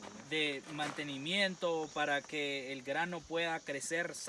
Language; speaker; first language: Spanish; native; Spanish